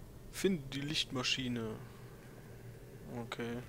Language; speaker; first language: German; native; German